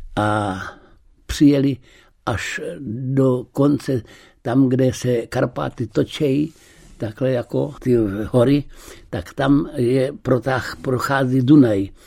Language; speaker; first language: Czech; early bilingual, heritage; Czech